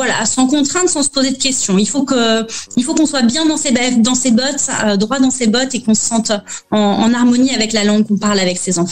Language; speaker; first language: French; native; French